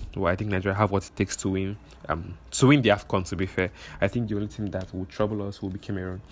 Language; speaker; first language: English; non-native, local second language; Igbo